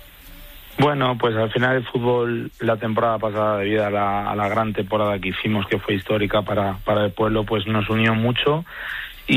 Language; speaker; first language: Spanish; native; Spanish